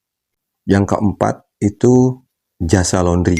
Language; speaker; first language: Indonesian; native; Indonesian